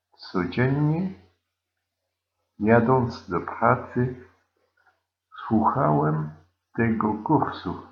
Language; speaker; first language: Polish; non-native, learner; French